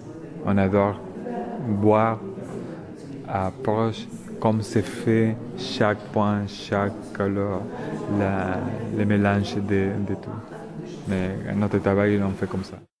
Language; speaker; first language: French; non-native, learner; Spanish